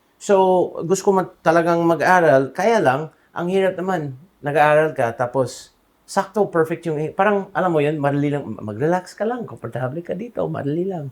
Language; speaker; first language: Filipino; non-native, fluent; English